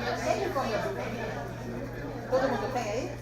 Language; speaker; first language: Portuguese; native; Portuguese